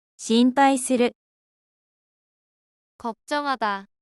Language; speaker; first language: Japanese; non-native, fluent; Korean